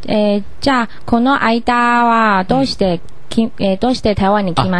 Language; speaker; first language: Japanese; non-native, learner; Chinese